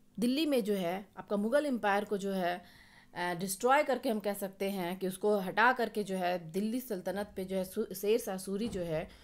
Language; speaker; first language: Hindi; native; Hindi